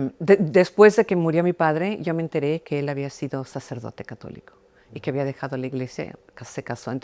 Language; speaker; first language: Spanish; early bilingual, heritage; Spanish